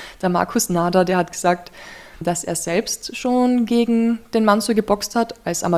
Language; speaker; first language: German; native; German